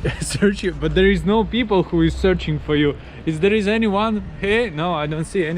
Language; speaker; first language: English; non-native, learner; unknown